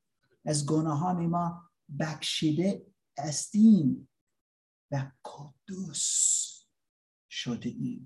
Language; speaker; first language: Persian; non-native, learner; English